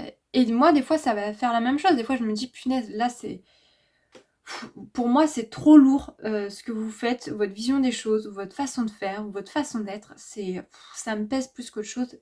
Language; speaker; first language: French; native; French